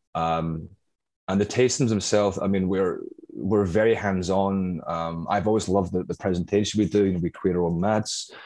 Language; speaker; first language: English; native; English